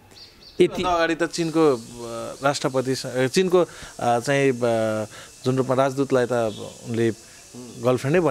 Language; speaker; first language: Nepali; native; Nepali